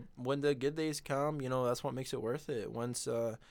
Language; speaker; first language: English; non-native, fluent; Spanish